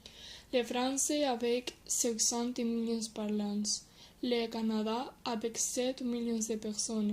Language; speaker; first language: French; non-native, learner; Spanish